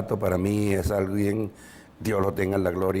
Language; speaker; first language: Spanish; native; Spanish